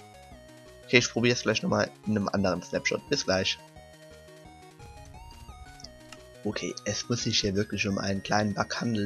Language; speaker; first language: German; native; German